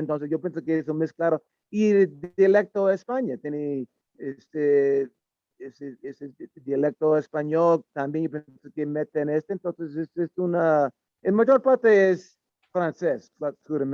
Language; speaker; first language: Spanish; non-native, learner; English